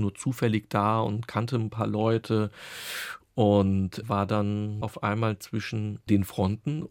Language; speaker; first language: German; native; German